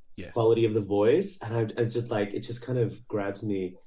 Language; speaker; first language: English; early bilingual, other home language; Portuguese